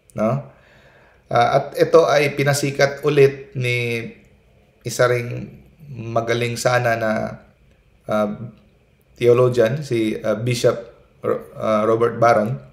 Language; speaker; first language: Filipino; non-native, local second language; Cebuano